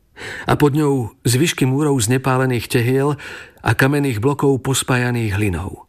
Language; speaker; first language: Slovak; native; Slovak